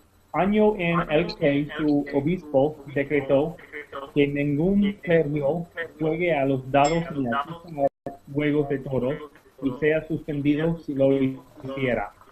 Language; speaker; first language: Spanish; non-native, learner; English